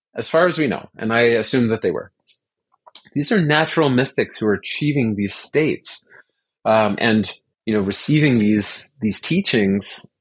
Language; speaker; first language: English; native; English